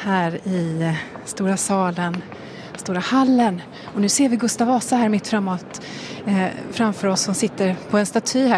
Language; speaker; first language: Swedish; native; Swedish